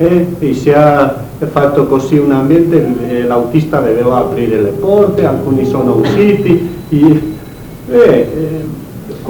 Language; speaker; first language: Italian; non-native, learner; Spanish